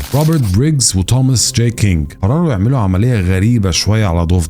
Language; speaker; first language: Arabic; native; Arabic